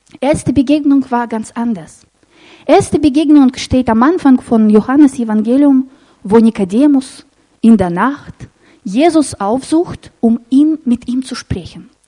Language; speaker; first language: German; non-native, fluent; Russian